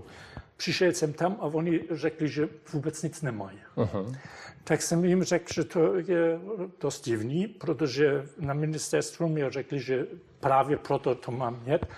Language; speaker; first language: Czech; non-native, fluent; German